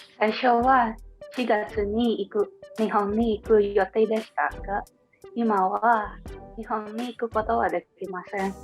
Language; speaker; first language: Japanese; non-native, learner; Indonesian